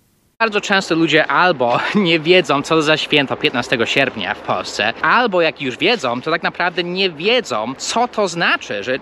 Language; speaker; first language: Polish; non-native, fluent; English